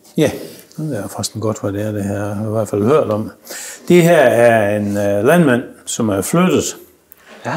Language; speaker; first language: Danish; native; Danish